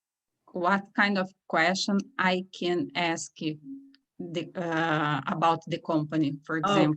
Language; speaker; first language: English; non-native, learner; Portuguese